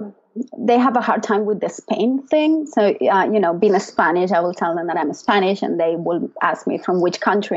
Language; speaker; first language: English; non-native, fluent; Spanish